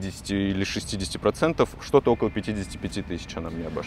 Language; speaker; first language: Russian; native; Russian